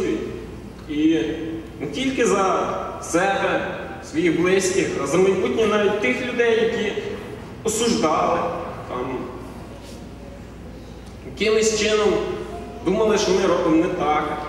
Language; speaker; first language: Ukrainian; native; Ukrainian